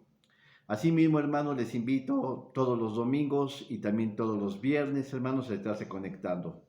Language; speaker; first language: Spanish; native; Spanish